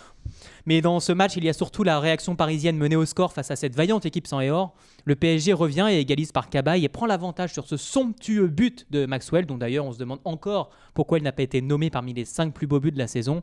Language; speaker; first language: French; native; French